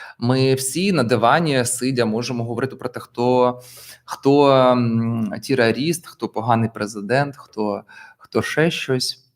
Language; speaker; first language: Ukrainian; non-native, local second language; Russian